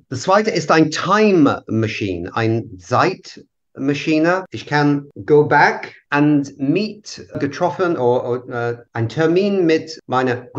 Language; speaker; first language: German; non-native, learner; English